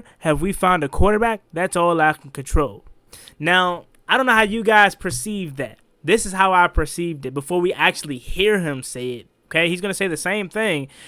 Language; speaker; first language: English; native; English